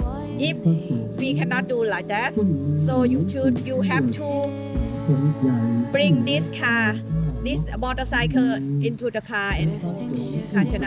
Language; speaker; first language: English; non-native, learner; Thai